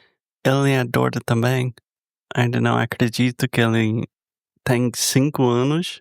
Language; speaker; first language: Portuguese; non-native, fluent; English